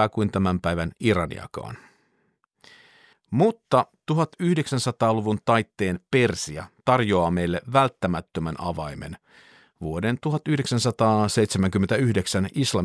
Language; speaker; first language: Finnish; native; Finnish